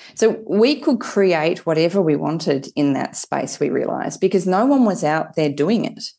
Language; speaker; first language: English; native; English